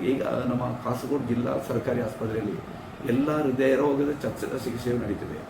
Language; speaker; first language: Kannada; non-native, local second language; Tulu